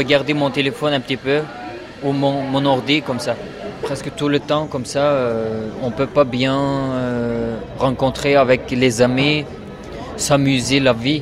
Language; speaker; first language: French; non-native, learner; Uyghur